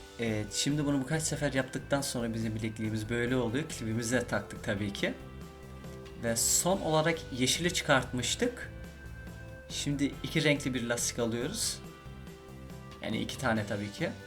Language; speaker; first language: Turkish; early bilingual, heritage; Turkish